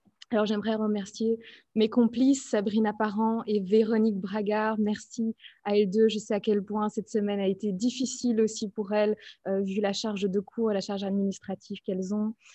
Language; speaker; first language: French; native; French